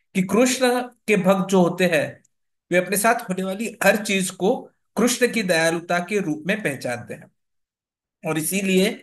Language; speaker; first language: Hindi; non-native, local second language; Marathi